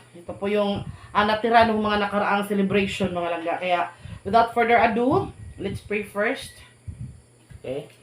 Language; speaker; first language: Filipino; non-native, local second language; Cebuano